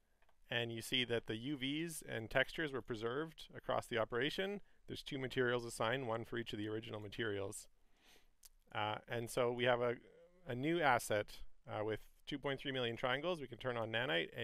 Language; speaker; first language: English; native; English